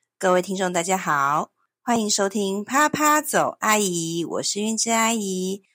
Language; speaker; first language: Chinese; native; Chinese